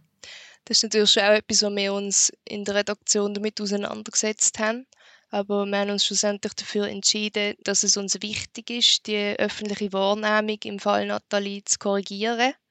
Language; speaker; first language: German; native; German